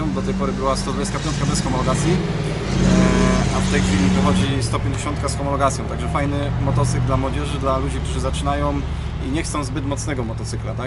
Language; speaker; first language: Polish; native; Polish